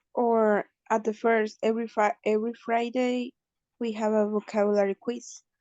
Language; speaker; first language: English; non-native, learner; Spanish